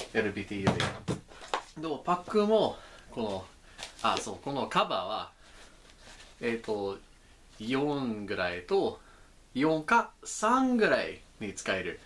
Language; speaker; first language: Japanese; non-native, learner; English